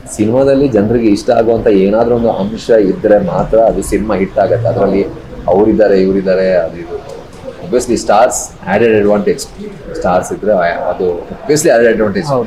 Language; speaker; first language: Kannada; non-native, local second language; Tulu